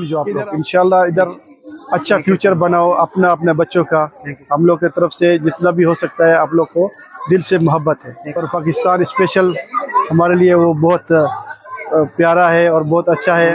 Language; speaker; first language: Hindi; non-native, learner; Arabic